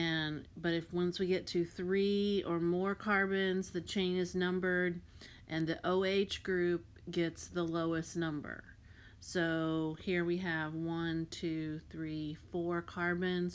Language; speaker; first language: English; native; English